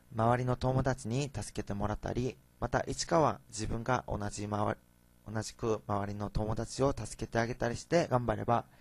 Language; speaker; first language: Japanese; non-native, fluent; Korean